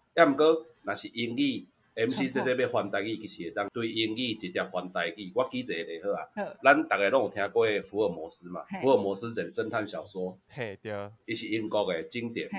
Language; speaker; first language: Chinese; native; Chinese